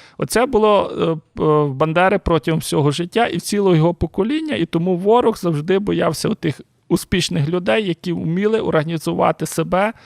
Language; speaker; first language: Ukrainian; native; Ukrainian